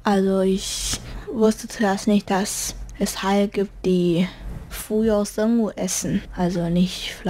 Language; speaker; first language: German; early bilingual, heritage; German